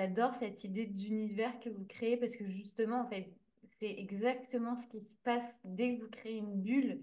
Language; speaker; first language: French; native; French